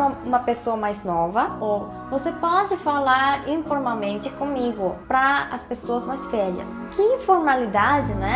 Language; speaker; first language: Portuguese; non-native, fluent; Korean